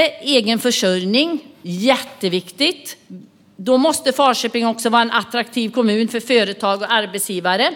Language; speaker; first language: Swedish; native; Swedish